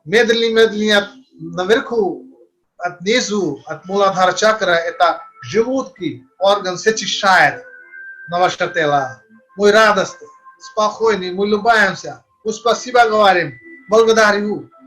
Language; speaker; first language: Russian; non-native, learner; Hindi